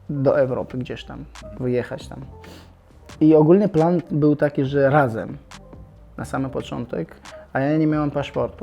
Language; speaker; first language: Polish; non-native, fluent; Chechen